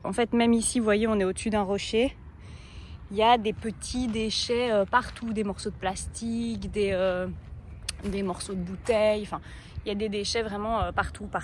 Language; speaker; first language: French; native; French